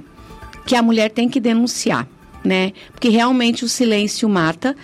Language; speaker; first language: Portuguese; native; Portuguese